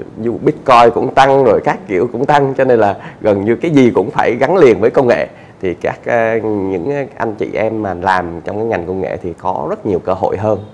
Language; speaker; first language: Vietnamese; native; Vietnamese